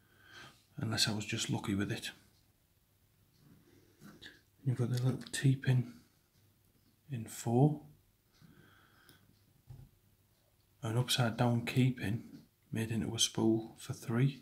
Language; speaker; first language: English; native; English